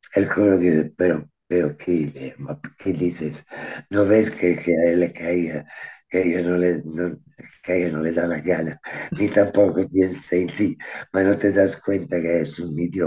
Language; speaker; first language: Spanish; non-native, fluent; Italian